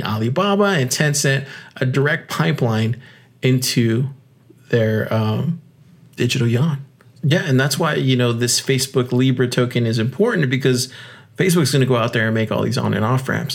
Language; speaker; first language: English; native; English